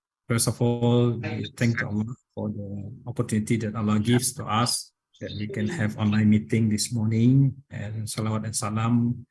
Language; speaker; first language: English; non-native, learner; Indonesian